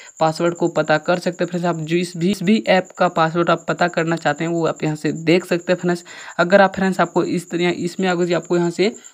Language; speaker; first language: Hindi; native; Hindi